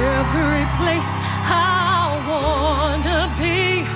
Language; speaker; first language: English; native; English